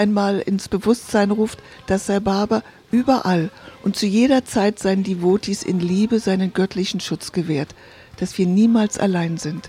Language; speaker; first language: German; native; German